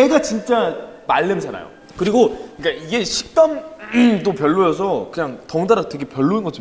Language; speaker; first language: Korean; native; Korean